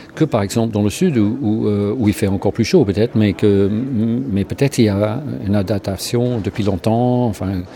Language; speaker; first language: French; native; French